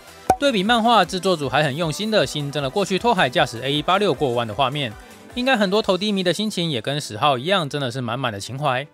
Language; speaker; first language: Chinese; native; Chinese